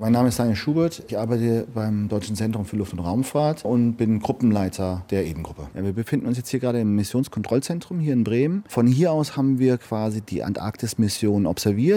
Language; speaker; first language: German; native; German